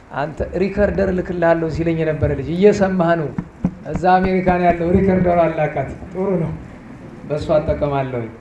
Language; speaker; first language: Amharic; native; Amharic